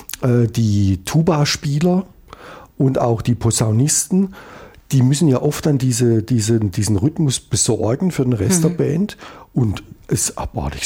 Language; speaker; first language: German; native; German